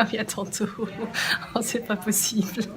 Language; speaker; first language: French; native; French